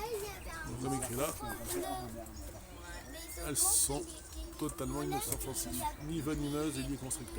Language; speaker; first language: French; native; French